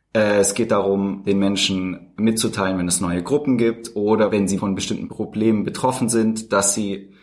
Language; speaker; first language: German; native; German